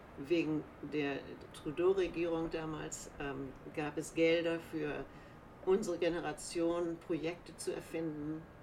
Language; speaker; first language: German; native; German